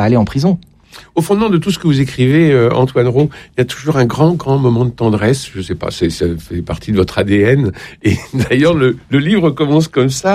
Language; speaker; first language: French; native; French